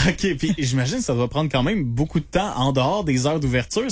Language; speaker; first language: French; native; French